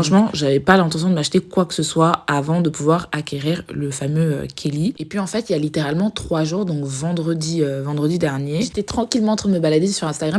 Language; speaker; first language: French; native; French